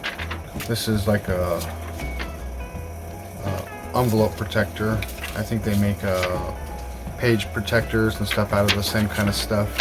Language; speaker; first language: English; native; English